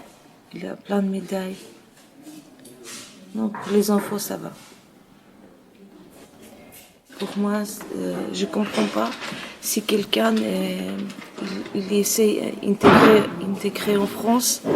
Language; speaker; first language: French; non-native, learner; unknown